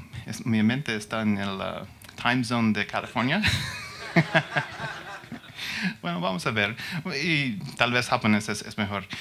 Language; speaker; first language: Spanish; non-native, learner; English